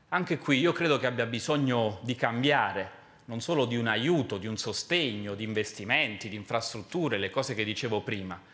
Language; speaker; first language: Italian; native; Italian